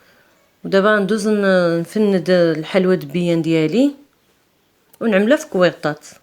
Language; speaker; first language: Arabic; native; Arabic